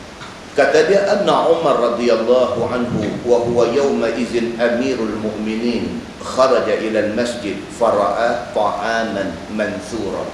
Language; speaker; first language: Malay; native; Malay